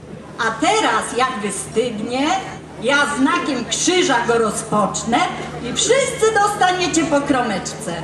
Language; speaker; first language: Polish; native; Polish